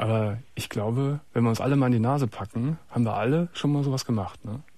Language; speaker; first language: German; native; German